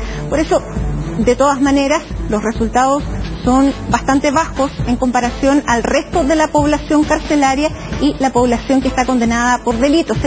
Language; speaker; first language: Spanish; native; Spanish